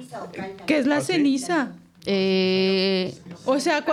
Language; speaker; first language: Spanish; native; Spanish